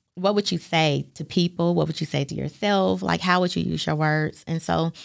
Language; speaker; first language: English; native; English